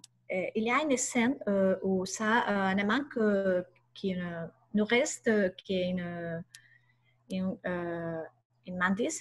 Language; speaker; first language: French; non-native, learner; Spanish